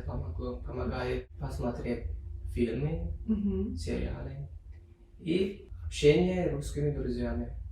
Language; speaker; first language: Russian; non-native, learner; Turkmen